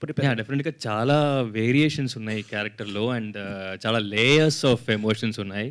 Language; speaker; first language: Telugu; non-native, learner; Tamil